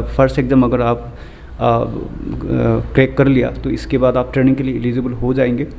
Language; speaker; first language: Hindi; non-native, local second language; Assamese